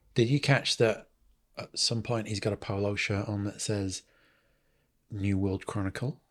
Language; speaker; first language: English; native; English